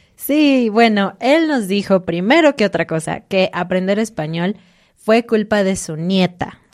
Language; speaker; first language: Spanish; native; Spanish